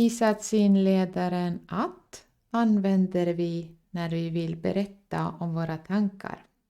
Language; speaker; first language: Swedish; non-native, fluent; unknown